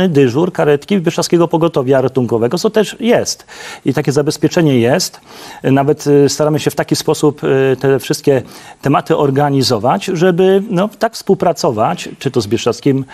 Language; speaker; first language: Polish; native; Polish